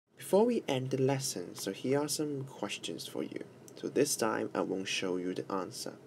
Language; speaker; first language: English; non-native, local second language; Cantonese